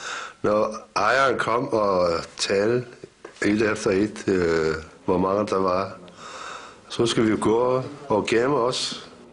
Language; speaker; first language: Danish; non-native, fluent; Turkish